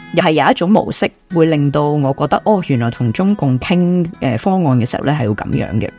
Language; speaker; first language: Cantonese; native; Cantonese